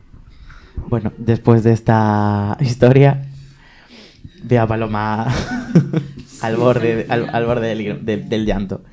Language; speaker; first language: Spanish; native; Spanish